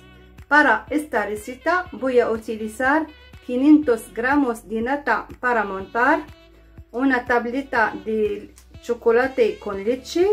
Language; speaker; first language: Spanish; non-native, fluent; Arabic